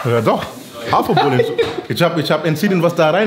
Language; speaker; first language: German; native; German